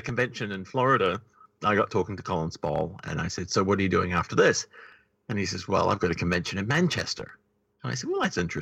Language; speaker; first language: English; native; English